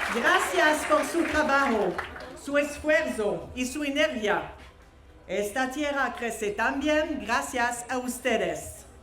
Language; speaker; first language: Spanish; non-native, learner; French